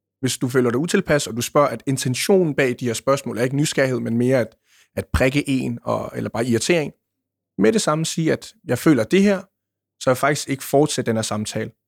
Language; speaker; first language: Danish; early bilingual, other home language; Punjabi